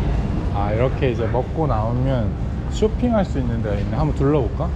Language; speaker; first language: Korean; native; Korean